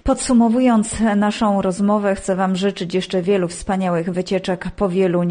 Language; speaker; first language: Polish; native; Polish